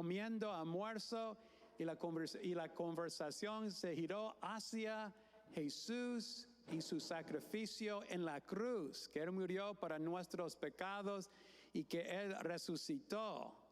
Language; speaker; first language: Spanish; non-native, fluent; English